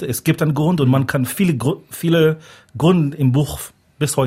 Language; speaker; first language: German; non-native, fluent; Hebrew